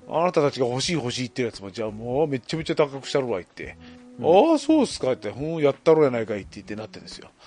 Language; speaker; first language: Japanese; native; Japanese